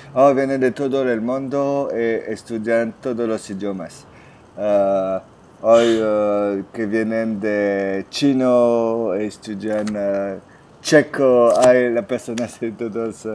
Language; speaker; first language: Spanish; non-native, learner; French